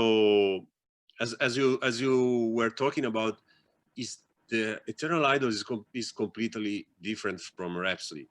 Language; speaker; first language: English; non-native, fluent; Italian